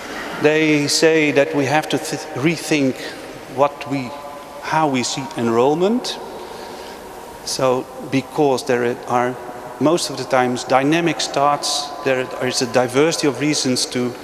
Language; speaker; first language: English; non-native, fluent; Dutch